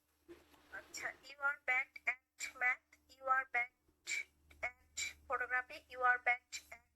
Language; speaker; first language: English; non-native, learner; Bangla